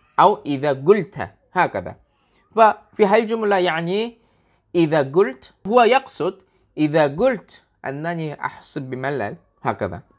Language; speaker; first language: Arabic; non-native, learner; Korean